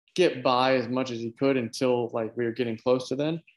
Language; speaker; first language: English; native; English